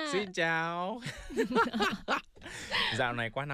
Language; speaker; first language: Vietnamese; non-native, fluent; Korean